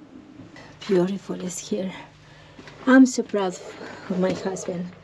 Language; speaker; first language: English; non-native, learner; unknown